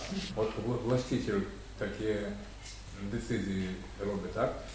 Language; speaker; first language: Polish; non-native, learner; Russian